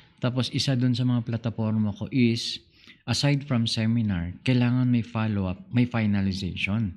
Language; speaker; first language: Filipino; non-native, local second language; Iloko